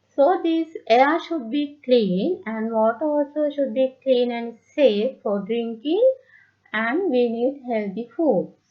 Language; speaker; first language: English; non-native, local second language; Sinhala